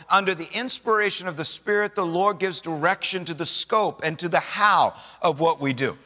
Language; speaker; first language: English; native; English